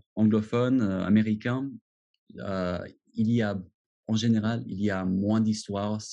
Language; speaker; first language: French; non-native, fluent; English